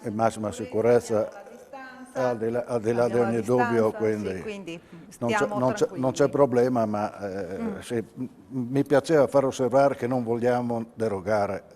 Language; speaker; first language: Italian; native; Italian